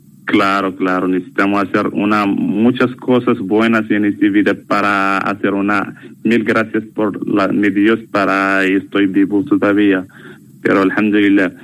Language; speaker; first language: Spanish; non-native, learner; Arabic